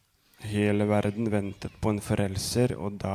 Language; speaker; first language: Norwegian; non-native, fluent; Lithuanian